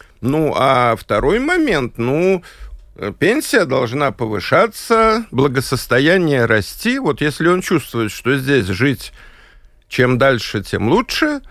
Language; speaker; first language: Russian; native; Russian